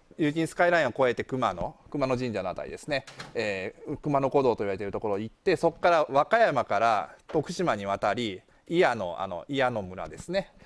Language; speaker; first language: Japanese; native; Japanese